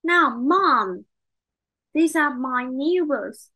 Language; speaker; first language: English; non-native, fluent; Vietnamese